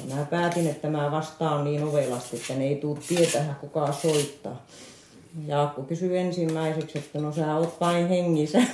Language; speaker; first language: Finnish; native; Finnish